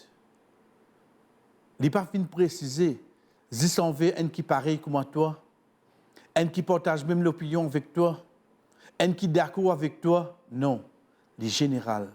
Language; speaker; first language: French; non-native, local second language; Morisyen